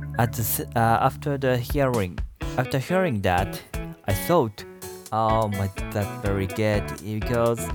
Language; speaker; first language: English; non-native, learner; Japanese